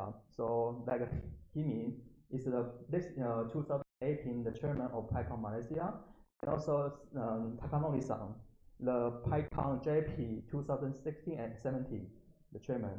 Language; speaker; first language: English; non-native, learner; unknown